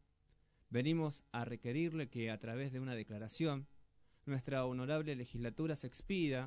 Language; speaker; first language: Spanish; native; Spanish